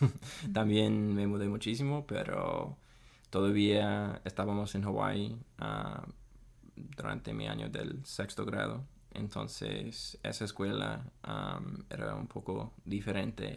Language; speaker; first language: Spanish; non-native, fluent; English